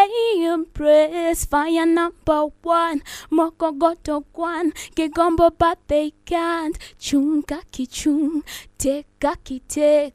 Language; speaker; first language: English; non-native, local second language; Luo (Kenya and Tanzania)